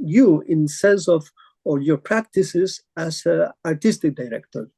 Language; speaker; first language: English; non-native, fluent; Spanish